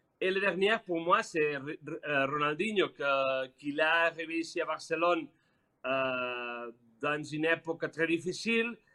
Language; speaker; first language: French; non-native, learner; Spanish